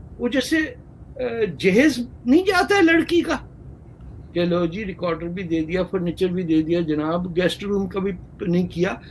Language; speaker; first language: Urdu; native; Urdu